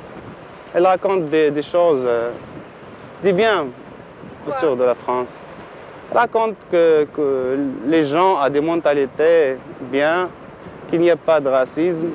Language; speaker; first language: French; non-native, local second language; Arabic